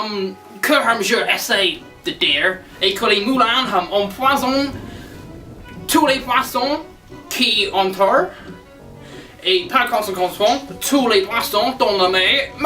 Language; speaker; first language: French; non-native, learner; English